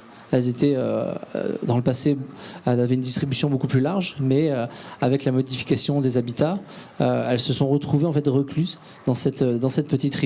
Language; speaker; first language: French; native; French